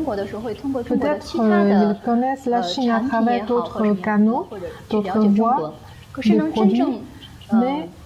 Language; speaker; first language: French; non-native, learner; Chinese